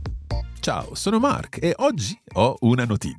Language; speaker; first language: Italian; non-native, fluent; English